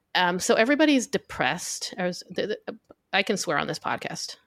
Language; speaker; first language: English; early bilingual, other home language; Hebrew